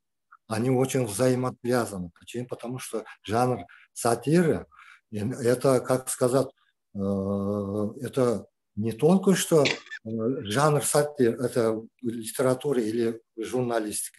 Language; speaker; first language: Russian; non-native, local second language; Kyrgyz